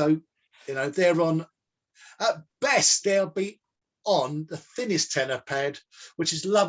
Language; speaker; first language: English; native; English